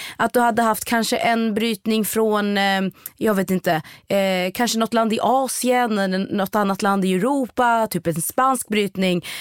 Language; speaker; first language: Swedish; native; Swedish